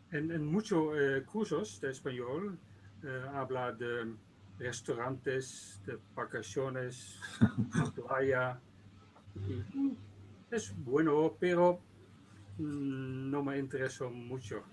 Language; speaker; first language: Spanish; non-native, learner; Dutch